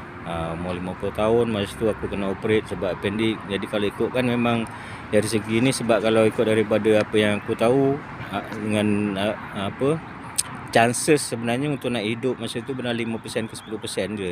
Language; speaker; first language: Malay; native; Malay